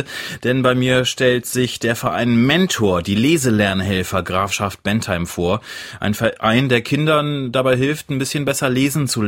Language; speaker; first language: German; native; German